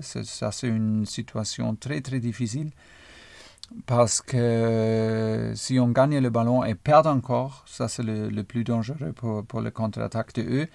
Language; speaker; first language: French; non-native, fluent; German